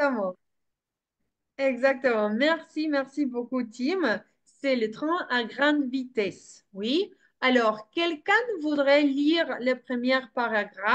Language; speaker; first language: French; non-native, fluent; Spanish